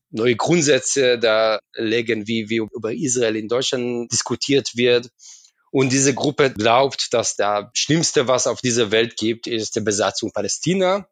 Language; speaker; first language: German; non-native, fluent; Hebrew